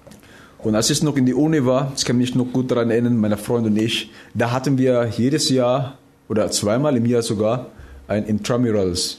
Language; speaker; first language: German; non-native, fluent; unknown